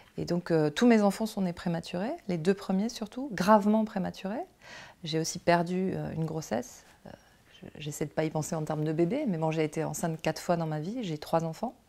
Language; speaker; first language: French; native; French